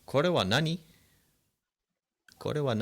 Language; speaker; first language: Japanese; non-native, fluent; English